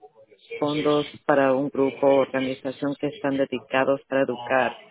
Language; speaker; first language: Spanish; early bilingual, heritage; Spanish